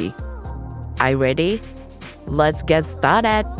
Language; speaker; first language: English; non-native, learner; Japanese